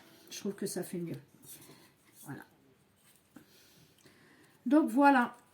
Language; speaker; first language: French; native; French